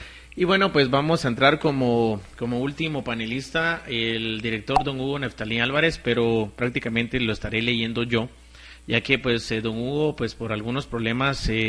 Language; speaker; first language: Spanish; native; Spanish